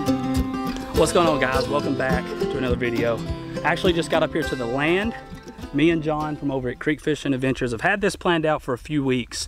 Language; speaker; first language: English; native; English